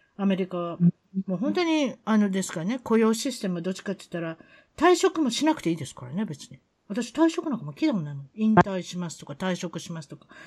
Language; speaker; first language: Japanese; native; Japanese